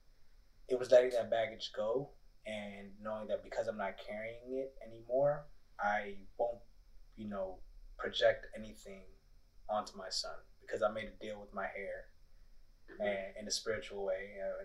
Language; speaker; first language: English; early bilingual, other home language; Tigrinya